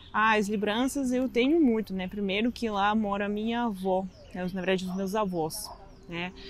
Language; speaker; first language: Portuguese; non-native, fluent; Russian